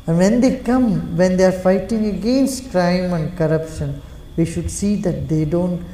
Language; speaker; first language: English; non-native, local second language; Telugu